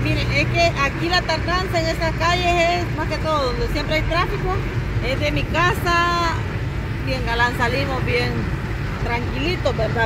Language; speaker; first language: Spanish; native; Spanish